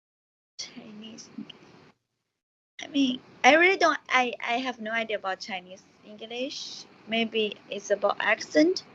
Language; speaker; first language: English; non-native, learner; Chinese